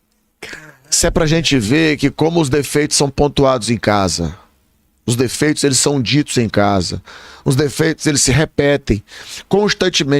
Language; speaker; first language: Portuguese; native; Portuguese